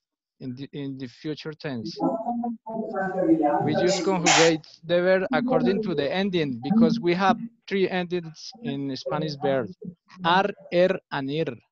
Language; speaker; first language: English; non-native, fluent; Spanish